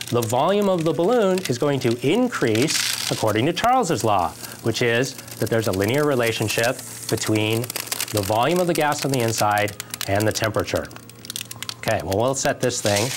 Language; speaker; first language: English; native; English